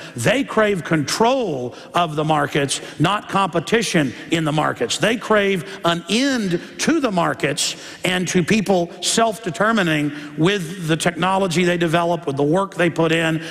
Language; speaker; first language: English; native; English